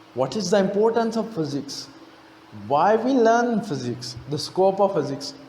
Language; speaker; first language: English; non-native, local second language; Urdu